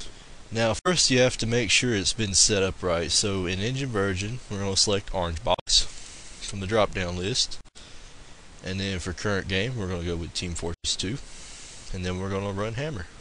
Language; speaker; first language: English; native; English